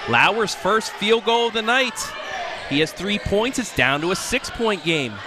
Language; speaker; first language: English; native; English